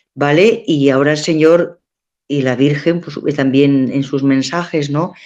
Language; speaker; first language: Spanish; native; Spanish